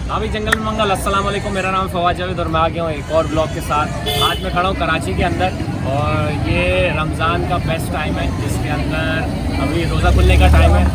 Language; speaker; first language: Urdu; native; Urdu